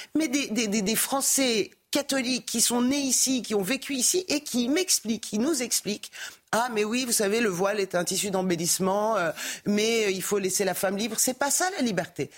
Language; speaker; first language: French; early bilingual, other home language; Persian